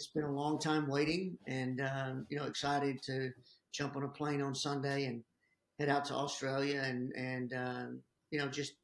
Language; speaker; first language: English; native; English